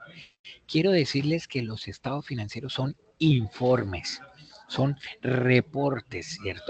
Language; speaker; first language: Spanish; native; Spanish